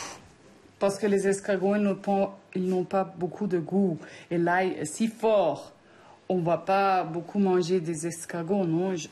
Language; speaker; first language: French; non-native, fluent; German